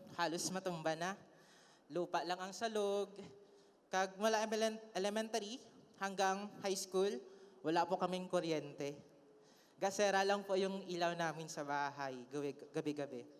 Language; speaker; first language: Filipino; non-native, local second language; Hiligaynon